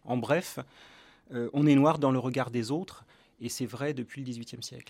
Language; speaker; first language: French; native; French